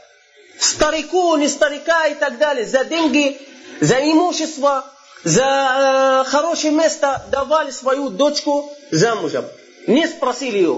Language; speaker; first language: Russian; non-native, fluent; Arabic